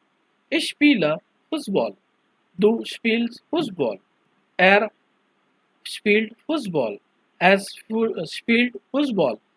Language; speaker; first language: German; non-native, learner; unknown